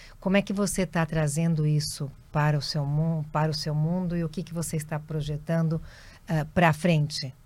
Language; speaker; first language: Portuguese; native; Portuguese